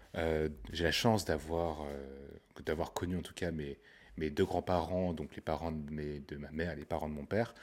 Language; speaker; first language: French; native; French